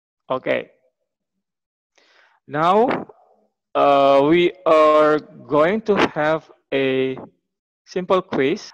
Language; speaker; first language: English; non-native, fluent; Indonesian